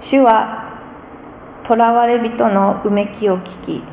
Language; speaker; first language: Japanese; non-native, fluent; English